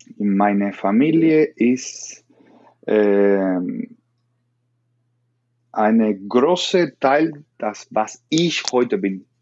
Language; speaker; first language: German; non-native, learner; Spanish